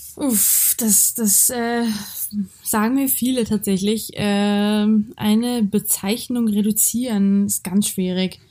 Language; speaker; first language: German; early bilingual, other home language; Georgian